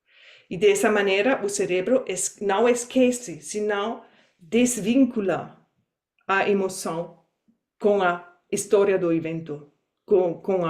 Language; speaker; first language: Portuguese; non-native, fluent; German